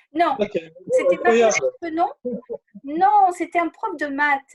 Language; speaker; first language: French; native; French